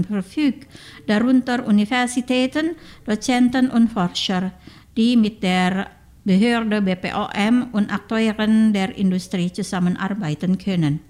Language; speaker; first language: German; non-native, fluent; Indonesian